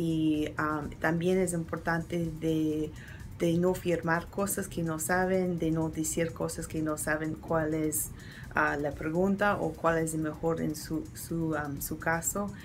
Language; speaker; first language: Spanish; non-native, learner; English